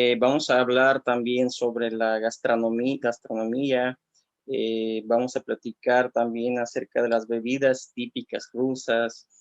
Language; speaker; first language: Spanish; non-native, fluent; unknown